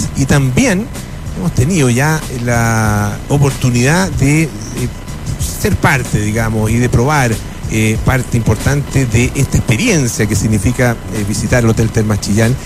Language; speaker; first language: Spanish; native; Spanish